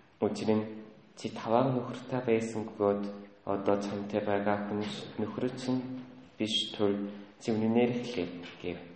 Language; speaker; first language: Mongolian; native; Mongolian